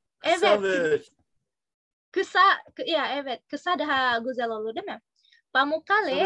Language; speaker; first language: Turkish; non-native, fluent; Indonesian